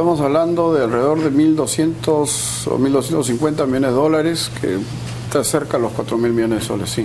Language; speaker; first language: Spanish; native; Spanish